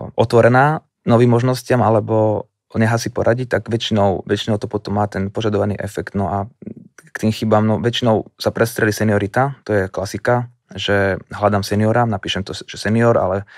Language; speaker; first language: Slovak; native; Slovak